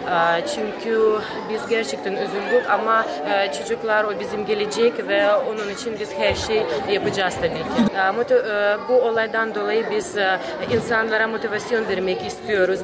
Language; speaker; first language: Turkish; non-native, fluent; Russian